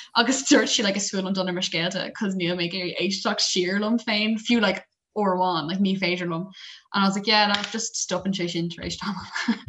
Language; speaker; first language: Irish; non-native, local second language; English